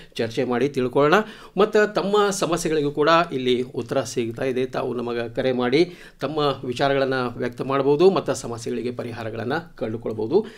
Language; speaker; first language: Kannada; native; Kannada